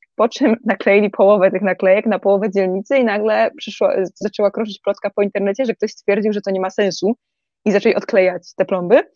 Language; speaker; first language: Polish; native; Polish